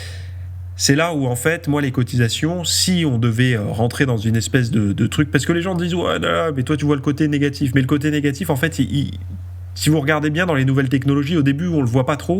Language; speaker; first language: French; native; French